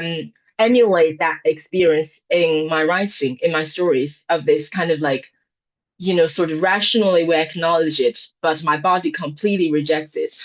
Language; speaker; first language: English; non-native, fluent; Chinese